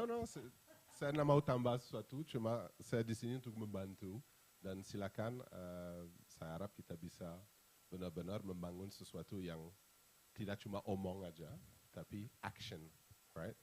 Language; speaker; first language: Indonesian; non-native, fluent; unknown